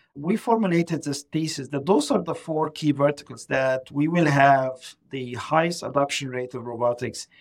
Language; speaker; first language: English; non-native, fluent; Arabic